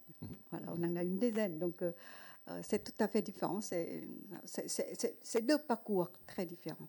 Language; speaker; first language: French; non-native, fluent; Vietnamese